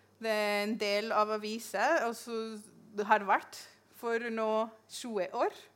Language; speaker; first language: Norwegian; non-native, fluent; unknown